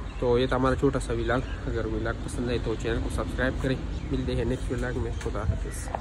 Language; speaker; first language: Urdu; non-native, local second language; Pashto